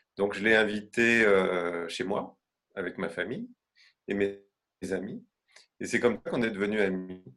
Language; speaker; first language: French; native; French